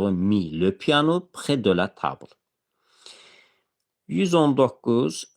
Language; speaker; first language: French; non-native, fluent; Azerbaijani